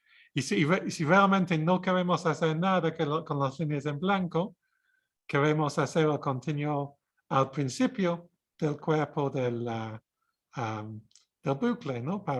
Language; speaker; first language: Spanish; non-native, fluent; English